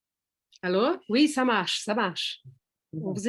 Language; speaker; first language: French; non-native, fluent; Portuguese